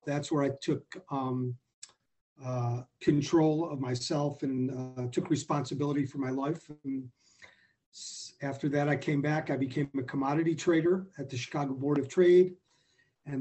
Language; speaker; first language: English; native; English